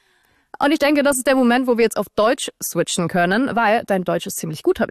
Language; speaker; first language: German; native; German